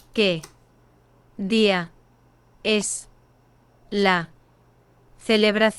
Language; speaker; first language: Spanish; non-native, learner; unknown